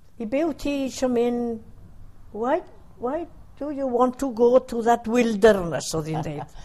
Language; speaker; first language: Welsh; early bilingual, heritage; Welsh